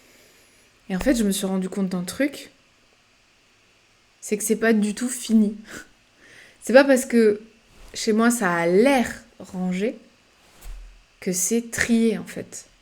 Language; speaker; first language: French; native; French